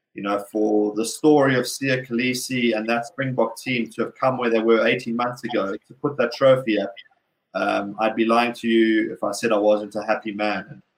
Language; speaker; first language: English; native; English